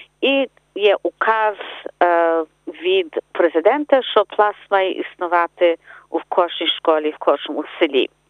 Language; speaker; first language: Ukrainian; early bilingual, heritage; Ukrainian